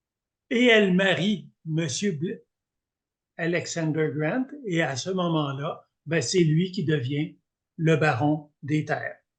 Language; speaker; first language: French; native; French